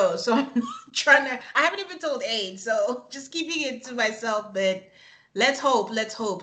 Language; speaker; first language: English; native; English